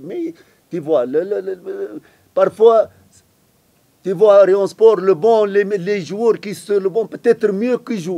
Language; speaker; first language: French; non-native, local second language; Arabic